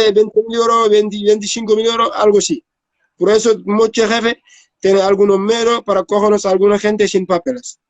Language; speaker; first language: Spanish; non-native, learner; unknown